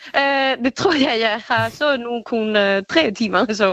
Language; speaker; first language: Danish; non-native, fluent; Spanish